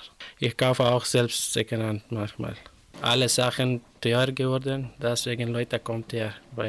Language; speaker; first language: German; non-native, learner; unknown